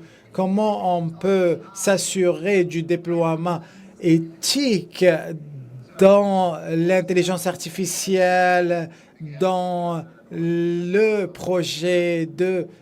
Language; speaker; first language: French; non-native, fluent; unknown